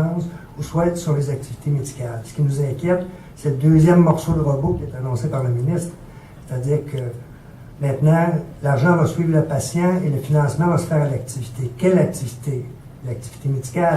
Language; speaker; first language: French; native; French